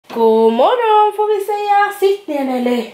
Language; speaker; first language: Swedish; native; Swedish